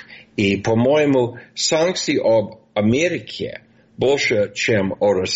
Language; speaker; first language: Russian; non-native, fluent; English